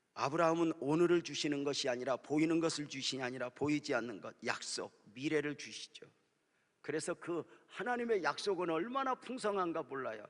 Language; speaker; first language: Korean; native; Korean